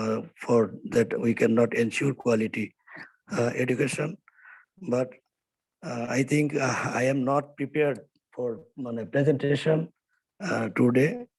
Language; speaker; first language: English; non-native, learner; Bangla